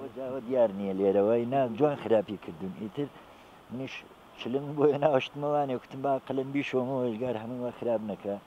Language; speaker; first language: Central Kurdish; native; Central Kurdish